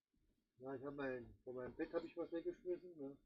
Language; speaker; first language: German; native; German